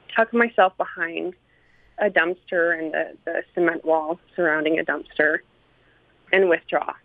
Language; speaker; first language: English; native; English